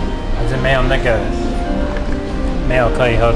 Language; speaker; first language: Chinese; non-native, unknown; English